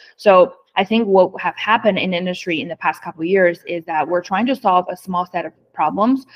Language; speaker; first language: English; non-native, fluent; Chinese